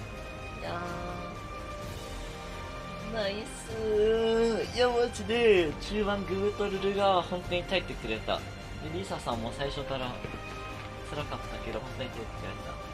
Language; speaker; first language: Japanese; native; Japanese